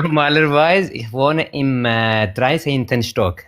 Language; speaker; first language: German; non-native, learner; Amharic